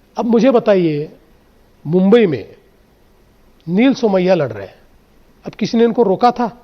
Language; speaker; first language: Hindi; non-native, local second language; Marathi